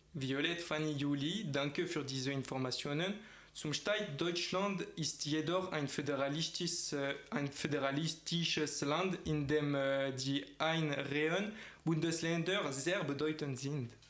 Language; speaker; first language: German; non-native, fluent; French